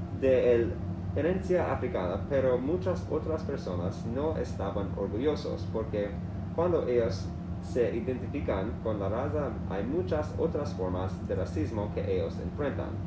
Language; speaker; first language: Spanish; non-native, learner; English